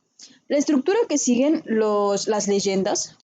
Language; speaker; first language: Spanish; native; Spanish